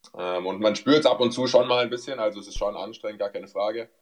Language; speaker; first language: German; native; German